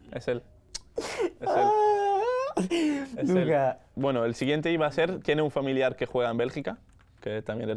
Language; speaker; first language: Spanish; non-native, fluent; Dutch